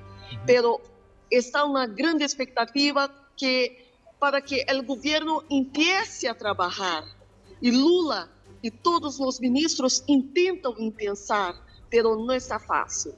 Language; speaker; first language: Spanish; non-native, fluent; Portuguese